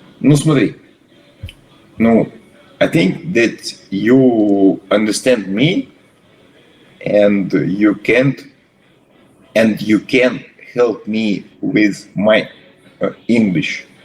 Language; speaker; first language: English; non-native, learner; Russian